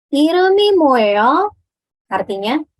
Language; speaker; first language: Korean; non-native, fluent; Indonesian